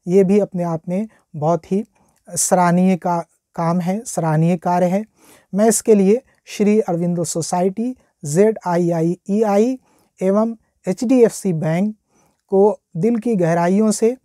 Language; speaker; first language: Hindi; native; Hindi